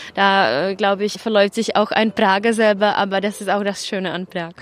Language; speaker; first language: German; non-native, fluent; Czech